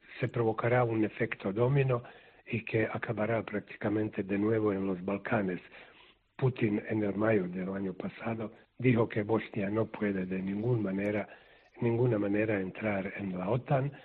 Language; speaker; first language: Spanish; non-native, fluent; Serbian